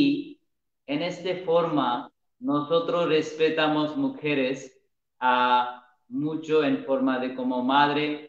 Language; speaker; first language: Spanish; non-native, learner; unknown